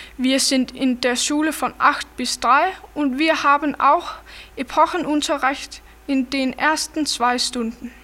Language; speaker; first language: German; non-native, learner; Danish